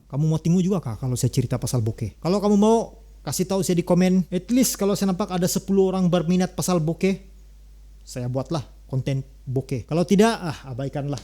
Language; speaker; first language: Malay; native; Malay